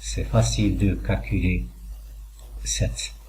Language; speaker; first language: French; non-native, local second language; Arabic